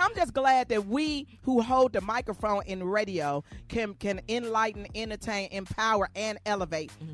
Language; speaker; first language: English; native; English